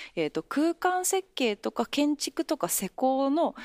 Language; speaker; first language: Japanese; native; Japanese